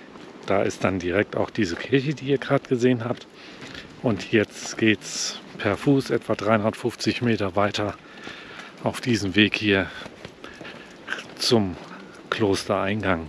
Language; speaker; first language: German; native; German